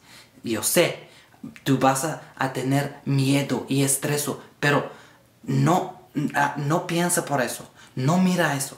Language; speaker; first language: Spanish; non-native, learner; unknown